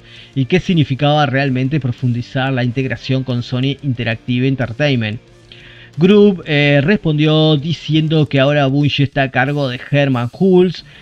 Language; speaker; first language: Spanish; native; Spanish